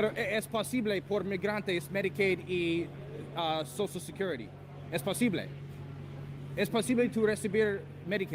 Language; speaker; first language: Spanish; non-native, learner; English